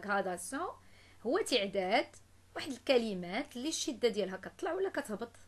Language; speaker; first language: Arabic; native; Arabic